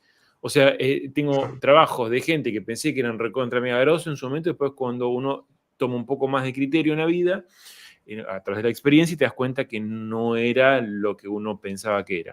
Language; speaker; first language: Spanish; native; Spanish